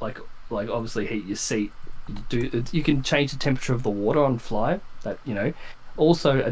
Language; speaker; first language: English; native; English